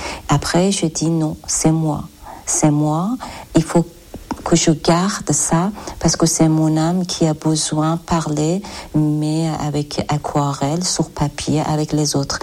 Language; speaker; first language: French; non-native, learner; Persian